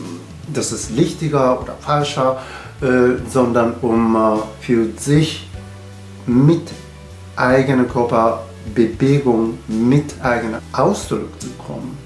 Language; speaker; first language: German; non-native, learner; Japanese